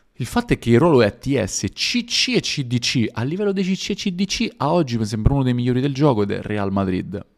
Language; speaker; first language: Italian; native; Italian